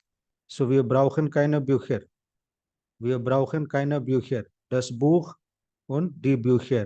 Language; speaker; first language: German; non-native, fluent; Hindi